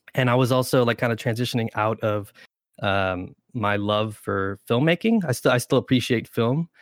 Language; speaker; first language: English; early bilingual, other home language; Spanish